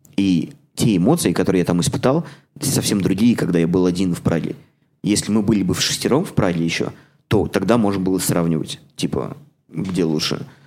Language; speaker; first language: Russian; native; Russian